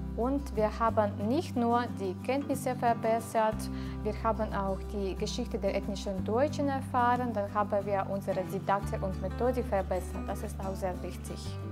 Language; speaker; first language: German; non-native, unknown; Russian